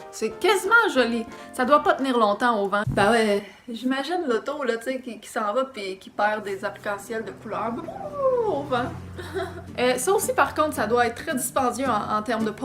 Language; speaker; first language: French; native; French